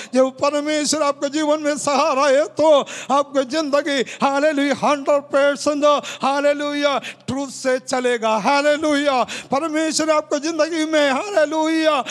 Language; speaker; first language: Hindi; non-native, local second language; Malayalam